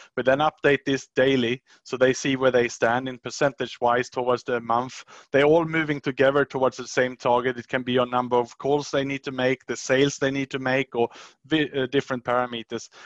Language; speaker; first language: English; non-native, fluent; Swedish